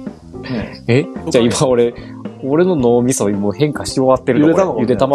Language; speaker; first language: Japanese; native; Japanese